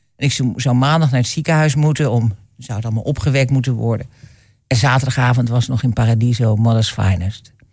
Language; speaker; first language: Dutch; native; Dutch